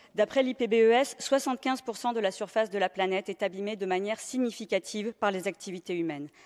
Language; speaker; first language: French; native; French